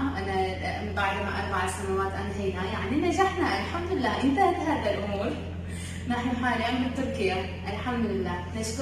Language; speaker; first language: Arabic; non-native, learner; Turkish